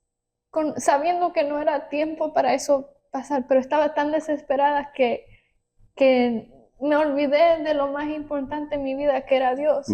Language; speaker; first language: Spanish; early bilingual, heritage; Spanish